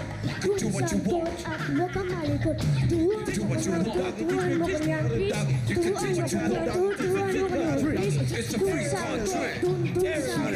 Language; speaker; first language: Filipino; early bilingual, heritage; Filipino